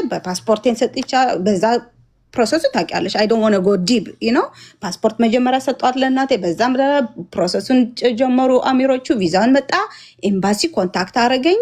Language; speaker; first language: Amharic; non-native, fluent; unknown